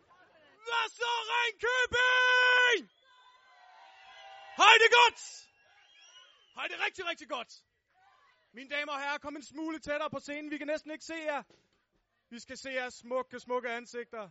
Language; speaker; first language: Danish; native; Danish